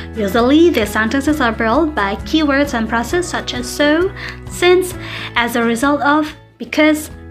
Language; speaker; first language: English; non-native, fluent; Indonesian